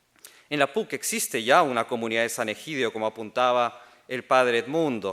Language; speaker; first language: Spanish; native; Spanish